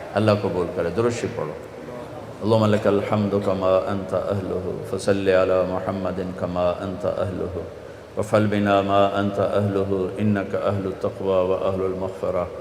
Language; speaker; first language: Urdu; non-native, local second language; Punjabi